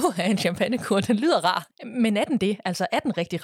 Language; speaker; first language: Danish; native; Danish